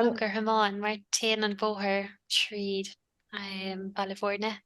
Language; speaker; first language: Irish; native; Irish